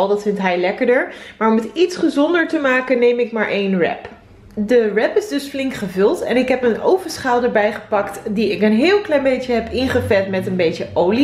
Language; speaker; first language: Dutch; native; Dutch